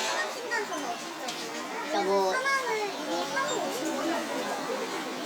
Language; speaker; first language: Korean; native; Korean